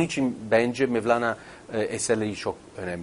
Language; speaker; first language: Turkish; non-native, fluent; Italian